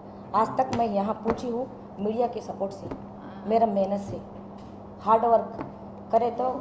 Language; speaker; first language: Hindi; non-native, local second language; Lambadi